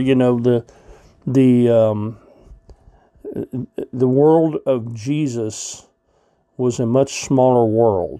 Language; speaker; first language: English; native; English